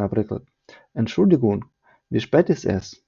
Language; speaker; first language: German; non-native, fluent; Ukrainian